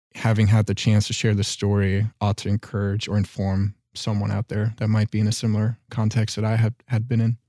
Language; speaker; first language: English; non-native, fluent; German